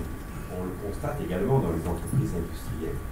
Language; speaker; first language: French; native; French